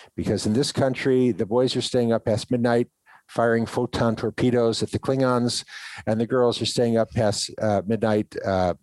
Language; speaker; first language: English; native; English